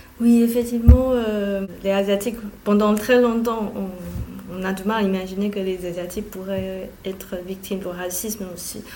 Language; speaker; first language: French; non-native, fluent; Chinese